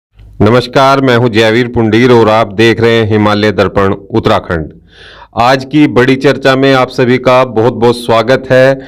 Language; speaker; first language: Hindi; native; Hindi